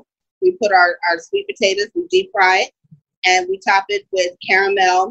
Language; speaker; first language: English; native; English